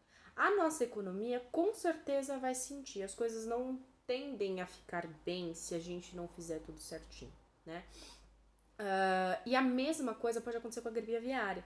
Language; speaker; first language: Portuguese; native; Portuguese